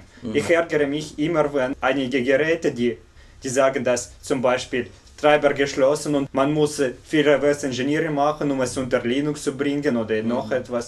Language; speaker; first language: German; non-native, fluent; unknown